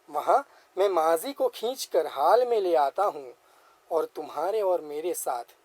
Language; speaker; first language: Hindi; non-native, local second language; Gujarati